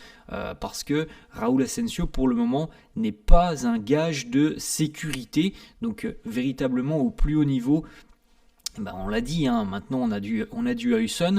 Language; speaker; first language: French; native; French